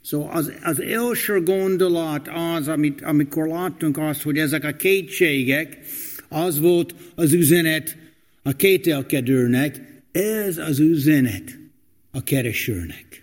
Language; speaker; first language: Hungarian; non-native, fluent; English